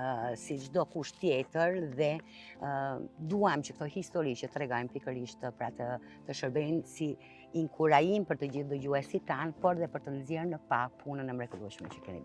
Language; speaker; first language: Albanian; native; Albanian